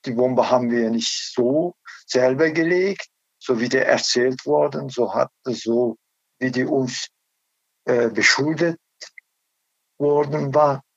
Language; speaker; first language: German; non-native, learner; Turkish